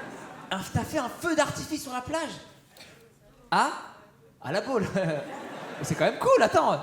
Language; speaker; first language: French; native; French